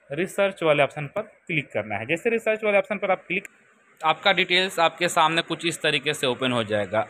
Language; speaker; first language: Hindi; native; Hindi